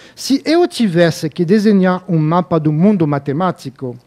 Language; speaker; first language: Portuguese; non-native, fluent; French